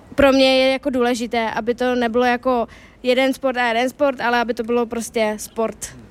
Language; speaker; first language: Czech; native; Czech